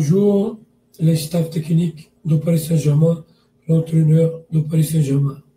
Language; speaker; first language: French; non-native, learner; Portuguese